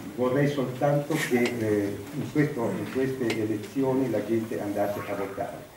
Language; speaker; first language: Italian; early bilingual, heritage; Italian